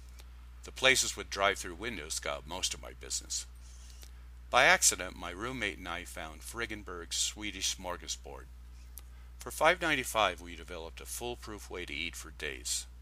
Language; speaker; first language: English; native; English